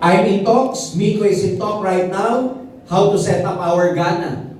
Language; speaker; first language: English; non-native, local second language; Filipino